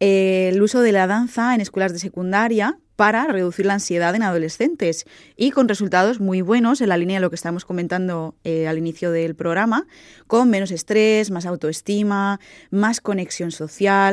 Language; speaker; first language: Spanish; native; Spanish